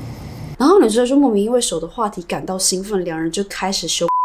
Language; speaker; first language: Chinese; native; Chinese